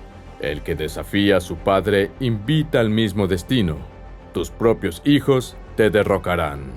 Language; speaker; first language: Spanish; native; Spanish